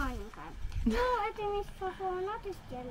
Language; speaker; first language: Russian; early bilingual, heritage; Russian